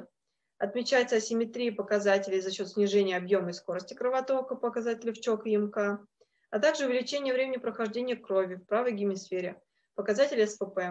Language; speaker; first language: Russian; native; Russian